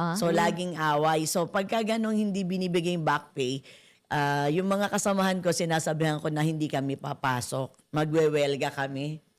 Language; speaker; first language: Filipino; native; Filipino